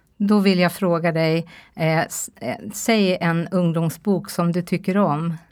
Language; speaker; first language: Swedish; native; Swedish